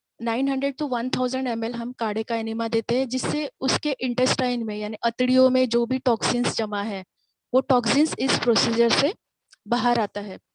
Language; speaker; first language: Hindi; non-native, local second language; Marathi